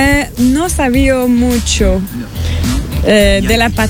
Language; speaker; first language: Spanish; non-native, learner; French